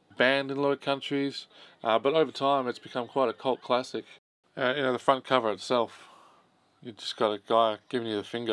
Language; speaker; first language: English; native; English